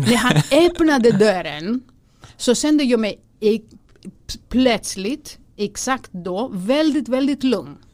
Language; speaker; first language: Swedish; non-native, fluent; Greek